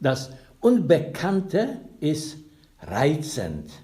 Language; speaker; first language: German; non-native, fluent; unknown